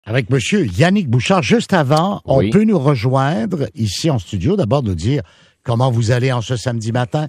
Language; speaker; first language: French; native; French